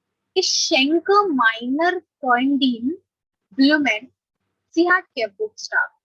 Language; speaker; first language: German; non-native, fluent; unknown